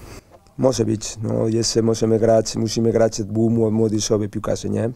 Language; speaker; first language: Polish; non-native, learner; Spanish